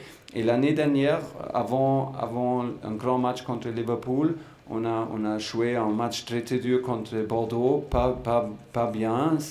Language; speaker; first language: French; non-native, fluent; German